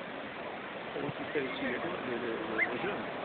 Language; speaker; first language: French; non-native, local second language; Arabic